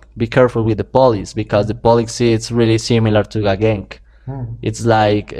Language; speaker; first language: English; non-native, learner; Spanish